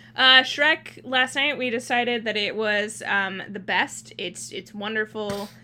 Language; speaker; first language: English; early bilingual, other home language; Thai